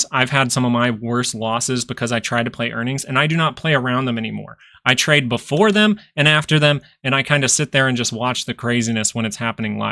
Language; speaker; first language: English; native; English